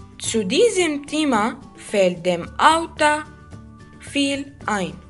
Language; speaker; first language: German; non-native, fluent; Arabic